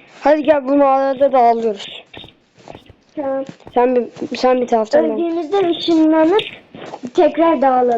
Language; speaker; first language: Turkish; native; Turkish